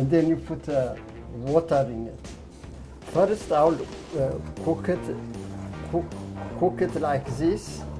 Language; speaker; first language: English; non-native, learner; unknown